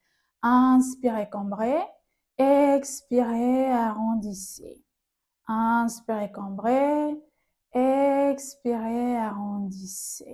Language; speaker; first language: French; native; French